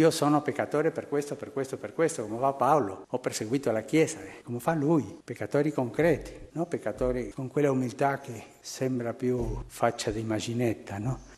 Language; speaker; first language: Italian; non-native, fluent; Spanish